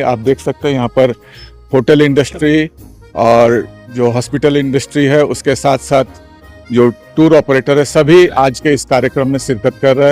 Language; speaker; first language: Hindi; native; Hindi